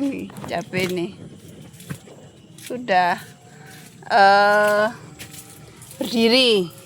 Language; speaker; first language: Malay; non-native, local second language; Javanese